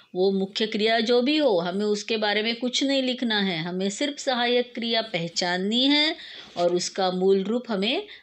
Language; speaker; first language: Hindi; non-native, local second language; Marathi